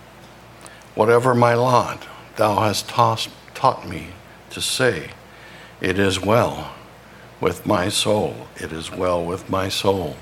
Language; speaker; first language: English; native; English